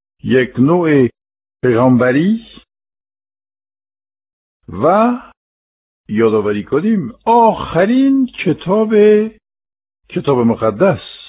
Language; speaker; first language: Persian; non-native, fluent; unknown